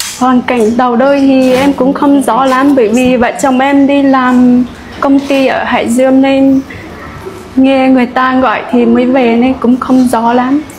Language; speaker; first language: Vietnamese; non-native, local second language; Hmong